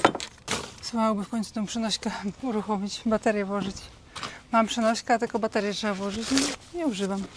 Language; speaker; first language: Polish; native; Polish